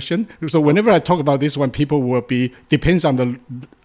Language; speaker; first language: English; non-native, fluent; Chinese